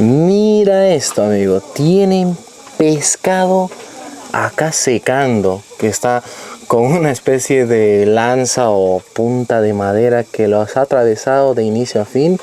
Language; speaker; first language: Spanish; native; Spanish